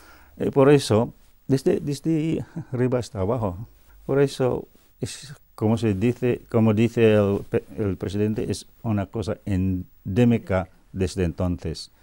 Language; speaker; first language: Spanish; non-native, fluent; Cebuano